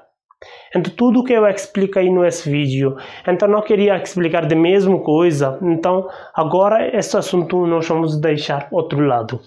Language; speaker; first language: Portuguese; non-native, learner; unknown